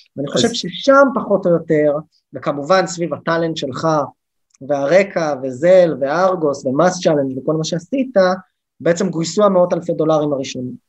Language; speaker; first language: Hebrew; native; Hebrew